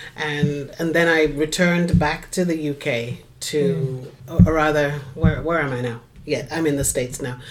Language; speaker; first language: English; native; English